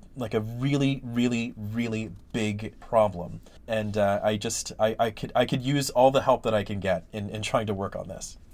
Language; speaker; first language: English; native; English